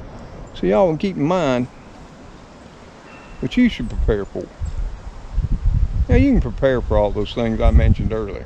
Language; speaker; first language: English; native; English